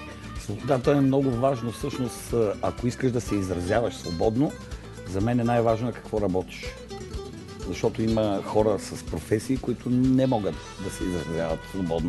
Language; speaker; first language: Bulgarian; native; Bulgarian